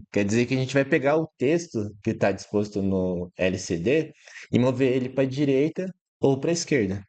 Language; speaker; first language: Portuguese; native; Portuguese